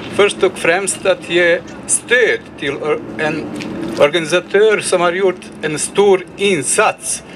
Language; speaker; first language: Swedish; non-native, fluent; Bosnian